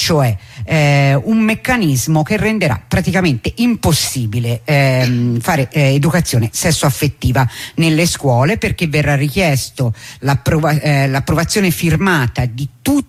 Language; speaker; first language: Italian; native; Italian